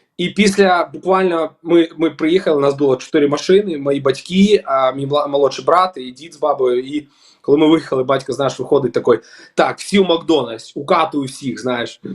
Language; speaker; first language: Ukrainian; non-native, local second language; Russian